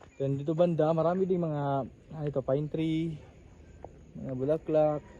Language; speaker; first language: Filipino; non-native, local second language; Cebuano